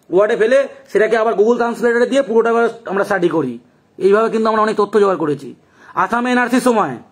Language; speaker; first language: Bangla; native; Bangla